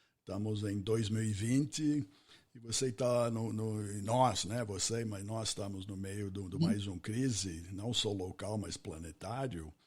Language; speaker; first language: Portuguese; non-native, fluent; English